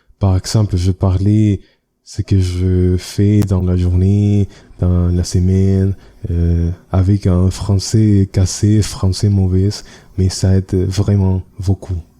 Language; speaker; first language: French; non-native, learner; Spanish